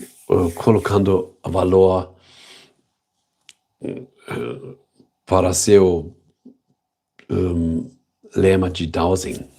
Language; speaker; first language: Portuguese; non-native, learner; German